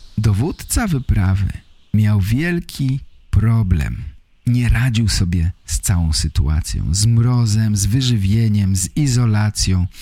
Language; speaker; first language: Polish; native; Polish